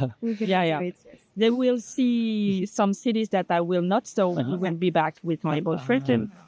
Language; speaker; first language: English; non-native, learner; French